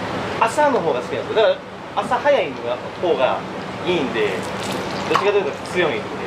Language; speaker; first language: Japanese; native; Japanese